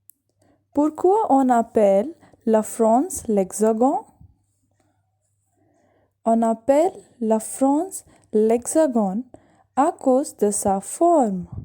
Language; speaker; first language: French; non-native, fluent; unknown